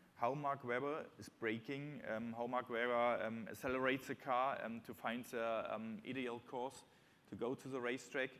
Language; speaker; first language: English; non-native, fluent; German